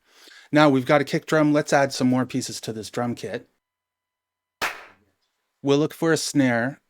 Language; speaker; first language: English; native; English